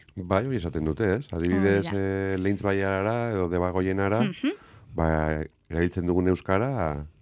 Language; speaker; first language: Basque; native; Basque